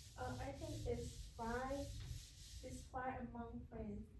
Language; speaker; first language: English; non-native, learner; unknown